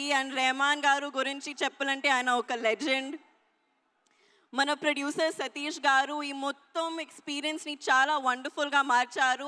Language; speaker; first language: Telugu; non-native, learner; Hindi